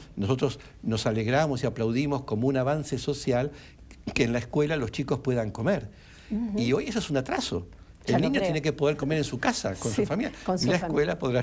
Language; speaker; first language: Spanish; native; Spanish